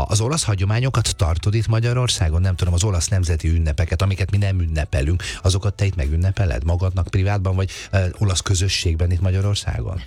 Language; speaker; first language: Hungarian; native; Hungarian